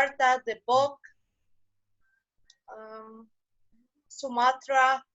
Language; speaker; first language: Indonesian; non-native, learner; Arabic